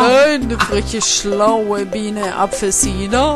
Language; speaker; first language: German; native; German